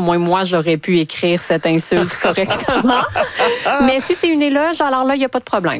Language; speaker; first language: French; native; French